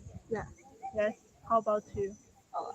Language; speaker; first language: English; non-native, learner; Chinese